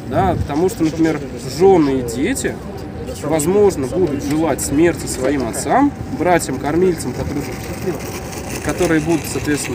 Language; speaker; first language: Russian; native; Russian